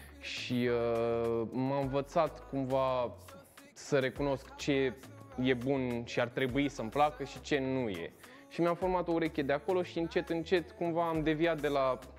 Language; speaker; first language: Romanian; early bilingual, heritage; Romanian